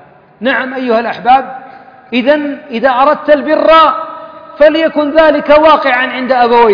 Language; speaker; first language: Arabic; native; Arabic